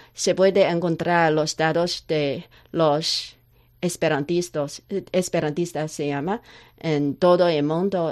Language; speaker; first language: Spanish; non-native, learner; Chinese